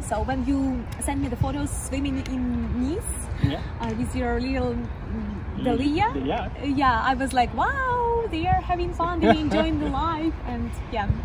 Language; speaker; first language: English; non-native, fluent; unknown